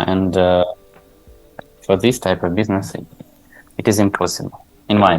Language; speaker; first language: English; non-native, learner; Tajik